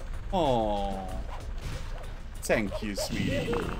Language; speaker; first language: English; non-native, fluent; German